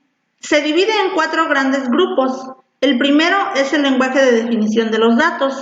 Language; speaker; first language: Spanish; native; Spanish